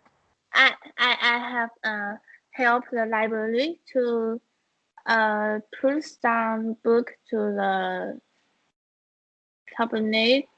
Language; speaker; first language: English; non-native, learner; Chinese